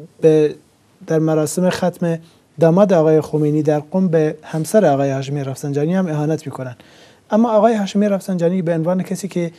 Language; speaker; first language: Persian; non-native, local second language; Central Kurdish